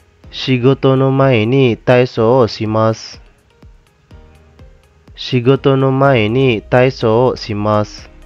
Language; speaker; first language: Japanese; non-native, fluent; Indonesian